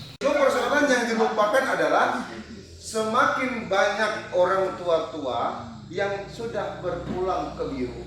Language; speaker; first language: Indonesian; non-native, local second language; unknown